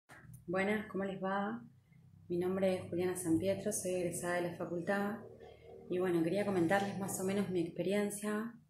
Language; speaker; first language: Spanish; native; Spanish